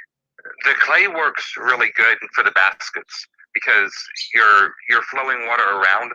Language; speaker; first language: English; native; English